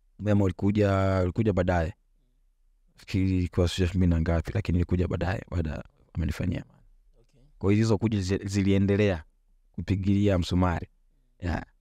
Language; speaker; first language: Swahili; native; Swahili